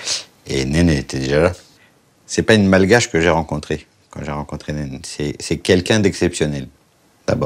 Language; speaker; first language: French; native; French